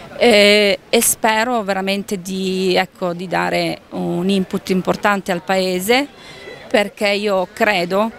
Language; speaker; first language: Italian; native; Italian